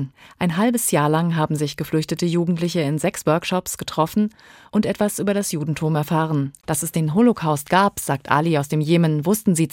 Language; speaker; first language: German; native; German